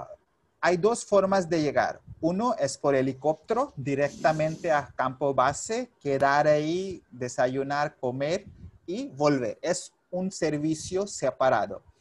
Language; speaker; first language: Spanish; non-native, fluent; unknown